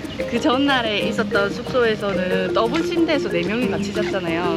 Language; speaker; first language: Korean; native; Korean